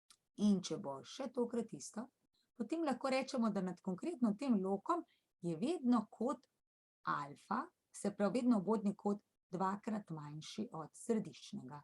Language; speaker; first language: Slovenian; native; Slovenian